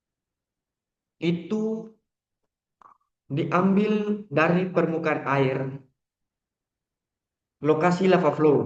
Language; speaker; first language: Indonesian; native; Indonesian